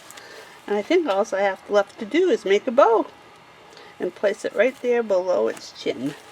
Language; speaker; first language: English; native; English